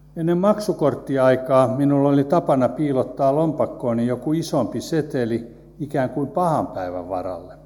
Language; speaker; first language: Finnish; native; Finnish